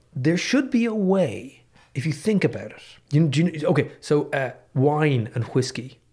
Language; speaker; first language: English; native; English